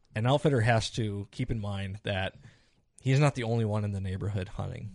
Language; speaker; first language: English; native; English